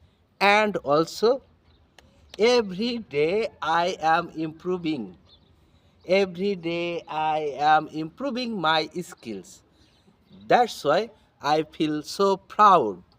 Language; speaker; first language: English; non-native, learner; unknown